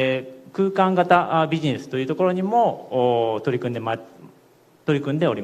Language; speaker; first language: Japanese; native; Japanese